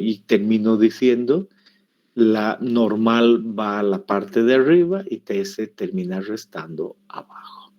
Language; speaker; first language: Spanish; native; Spanish